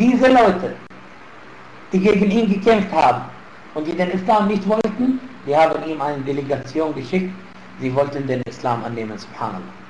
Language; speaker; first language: German; non-native, fluent; Arabic